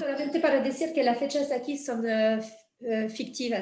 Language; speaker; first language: Spanish; non-native, fluent; French